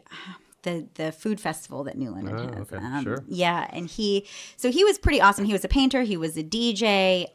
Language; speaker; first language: English; native; English